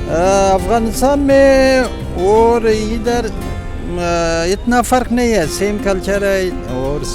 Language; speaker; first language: Hindi; non-native, fluent; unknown